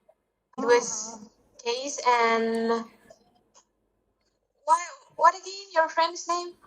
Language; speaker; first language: English; non-native, fluent; Indonesian